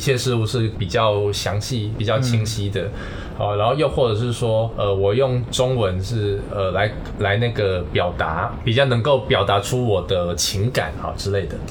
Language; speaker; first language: Chinese; native; Chinese